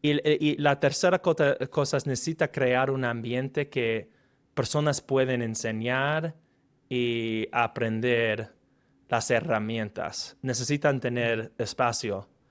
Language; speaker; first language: Spanish; non-native, fluent; English